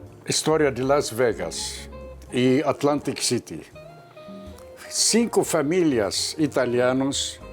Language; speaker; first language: Portuguese; non-native, fluent; Arabic